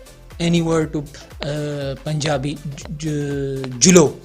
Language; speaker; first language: English; non-native, local second language; Urdu